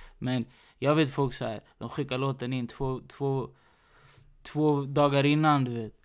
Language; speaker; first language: Swedish; early bilingual, other home language; Spanish